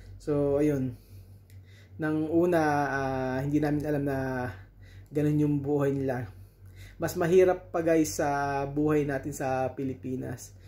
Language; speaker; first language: Filipino; native; Filipino